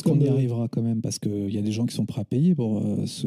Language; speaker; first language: French; native; French